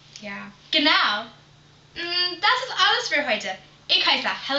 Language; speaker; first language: German; non-native, learner; English